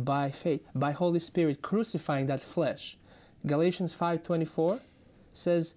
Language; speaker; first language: English; non-native, fluent; Croatian